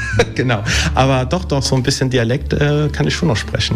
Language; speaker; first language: German; early bilingual, other home language; Italian